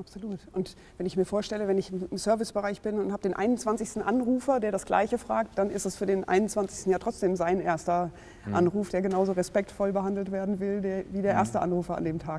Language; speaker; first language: German; native; German